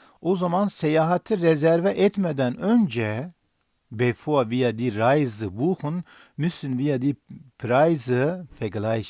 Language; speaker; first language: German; non-native, fluent; Turkish